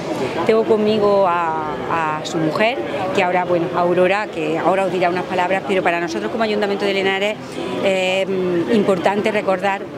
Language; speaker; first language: Spanish; native; Spanish